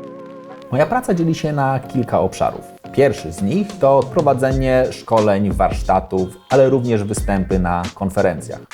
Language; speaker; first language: Polish; native; Polish